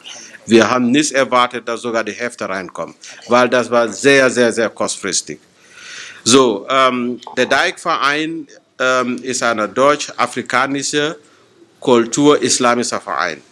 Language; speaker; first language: German; non-native, fluent; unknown